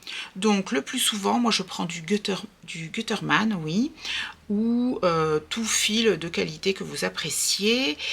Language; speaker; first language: French; native; French